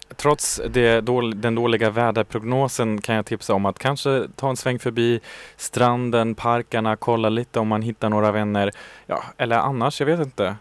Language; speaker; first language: Swedish; non-native, fluent; German